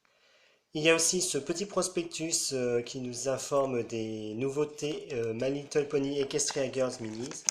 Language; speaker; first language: French; native; French